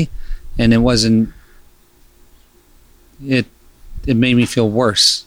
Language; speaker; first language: English; native; English